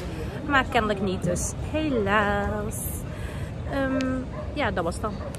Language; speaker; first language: Dutch; early bilingual, other home language; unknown